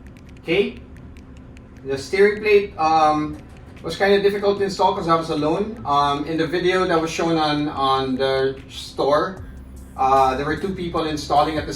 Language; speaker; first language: English; non-native, local second language; Filipino